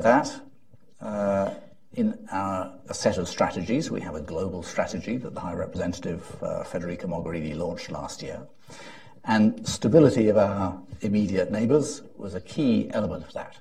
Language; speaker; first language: English; native; English